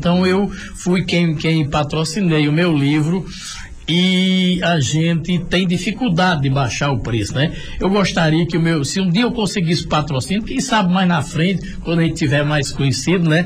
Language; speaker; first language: Portuguese; native; Portuguese